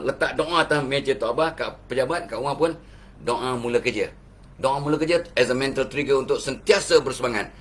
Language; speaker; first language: Malay; native; Malay